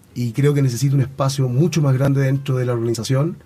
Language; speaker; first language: Spanish; native; Spanish